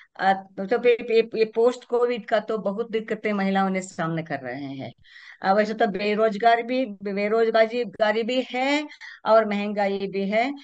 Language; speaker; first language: Hindi; non-native, local second language; Kannada